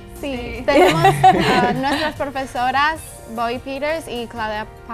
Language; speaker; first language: Spanish; early bilingual, heritage; Spanish